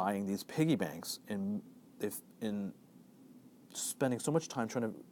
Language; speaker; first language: English; native; English